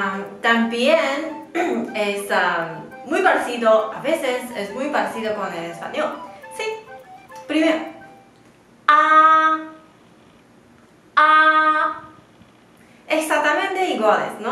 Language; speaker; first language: Spanish; non-native, fluent; Chinese